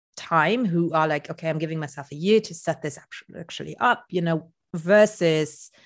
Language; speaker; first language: English; non-native, fluent; Luxembourgish